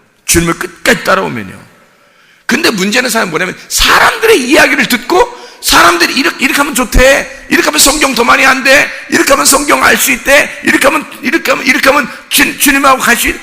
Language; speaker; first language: Korean; native; Korean